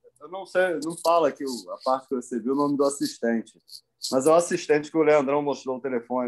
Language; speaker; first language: Portuguese; native; Portuguese